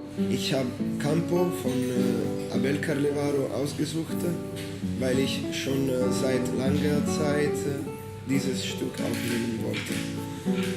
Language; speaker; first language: German; non-native, fluent; Italian